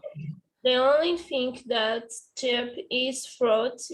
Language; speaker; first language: English; non-native, learner; Portuguese